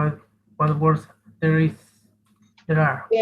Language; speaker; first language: English; non-native, learner; Spanish